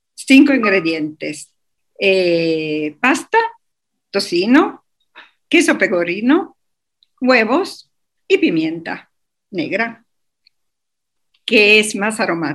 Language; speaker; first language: Spanish; non-native, fluent; Italian